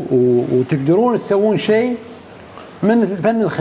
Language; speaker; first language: Arabic; native; Arabic